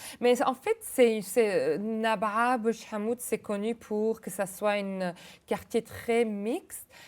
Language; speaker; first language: French; non-native, local second language; Arabic